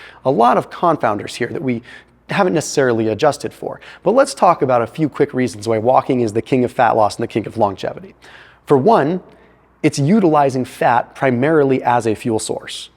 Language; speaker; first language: English; native; English